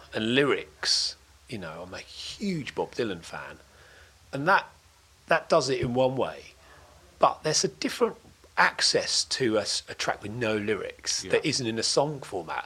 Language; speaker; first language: English; native; English